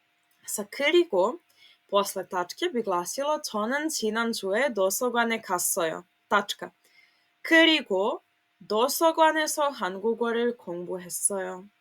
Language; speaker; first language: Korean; non-native, fluent; Serbian